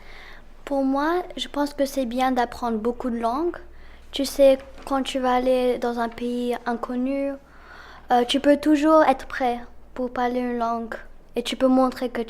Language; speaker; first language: French; non-native, fluent; Spanish